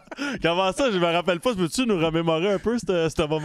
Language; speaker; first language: French; native; French